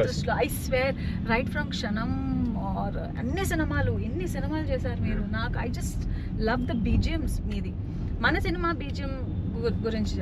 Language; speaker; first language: Telugu; native; Telugu